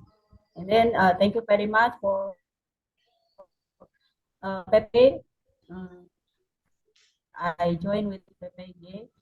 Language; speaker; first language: English; non-native, learner; Indonesian